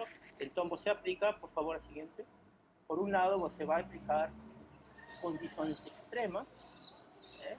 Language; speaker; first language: Portuguese; non-native, fluent; Spanish